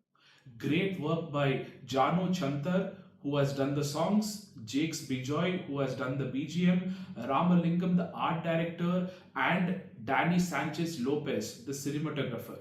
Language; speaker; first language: English; non-native, local second language; Tamil